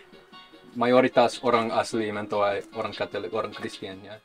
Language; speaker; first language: Indonesian; non-native, learner; English